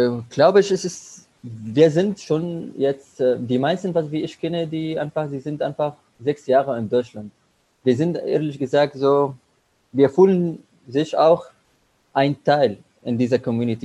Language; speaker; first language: German; non-native, learner; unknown